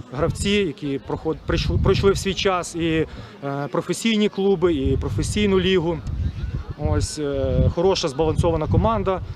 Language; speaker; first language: Ukrainian; native; Ukrainian